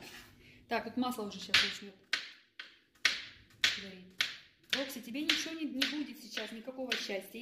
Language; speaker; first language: Russian; native; Russian